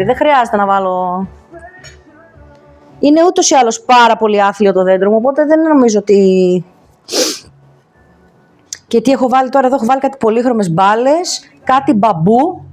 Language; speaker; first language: Greek; native; Greek